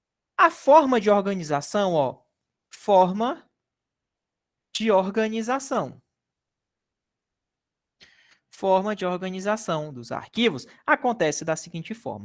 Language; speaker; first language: Portuguese; native; Portuguese